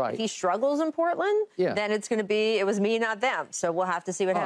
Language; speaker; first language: English; native; English